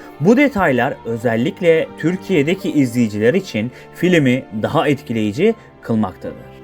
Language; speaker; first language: Turkish; native; Turkish